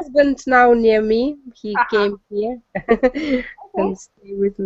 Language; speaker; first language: English; non-native, learner; Russian